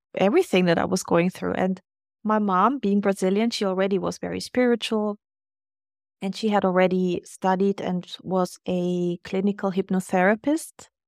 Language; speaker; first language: English; non-native, fluent; German